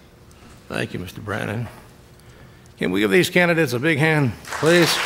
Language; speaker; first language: English; native; English